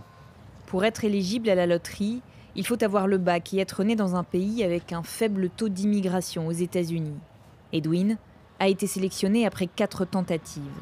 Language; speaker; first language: French; native; French